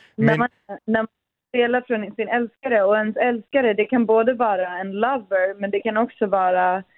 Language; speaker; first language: Swedish; early bilingual, other home language; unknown